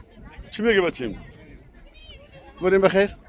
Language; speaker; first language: Persian; native; Persian